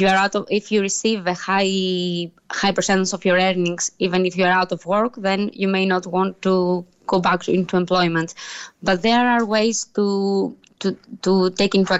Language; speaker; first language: English; native; English